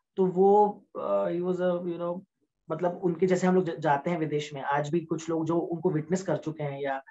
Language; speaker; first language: Hindi; native; Hindi